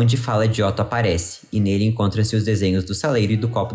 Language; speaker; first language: Portuguese; native; Portuguese